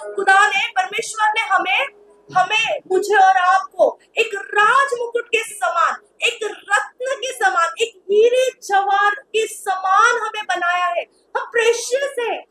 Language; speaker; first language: Hindi; non-native, local second language; Marathi